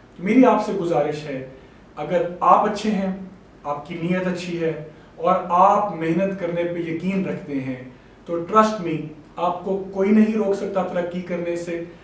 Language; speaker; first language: Urdu; non-native, local second language; Punjabi